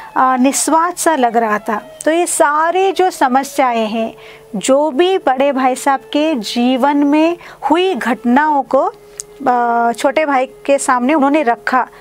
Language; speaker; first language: Hindi; non-native, local second language; Kannada